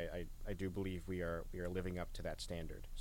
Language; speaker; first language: English; native; English